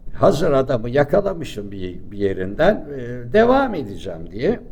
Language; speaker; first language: Turkish; native; Turkish